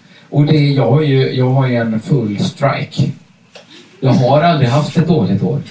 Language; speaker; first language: Swedish; native; Swedish